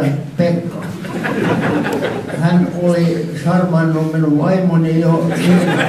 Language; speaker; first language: Finnish; non-native, local second language; Swedish